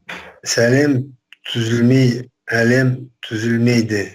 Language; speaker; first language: Kazakh; non-native, local second language; Russian